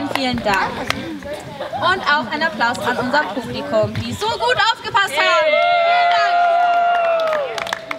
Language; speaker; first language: German; non-native, fluent; English